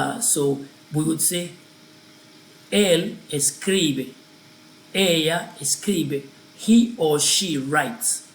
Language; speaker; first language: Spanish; non-native, fluent; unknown